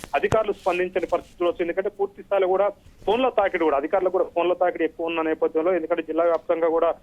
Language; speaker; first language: Telugu; native; Telugu